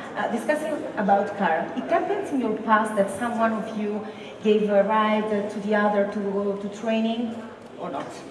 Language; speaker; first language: English; non-native, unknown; Italian